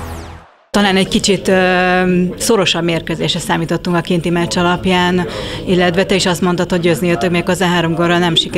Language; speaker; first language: Hungarian; native; Hungarian